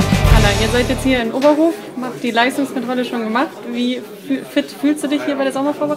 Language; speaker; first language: German; native; German